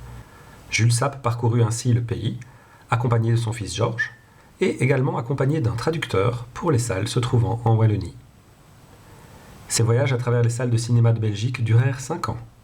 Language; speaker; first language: French; non-native, local second language; Dutch